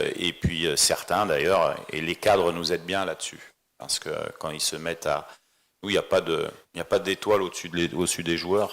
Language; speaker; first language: French; native; French